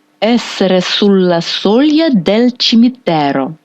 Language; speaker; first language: Italian; non-native, fluent; Ukrainian